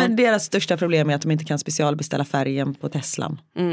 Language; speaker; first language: Swedish; native; Swedish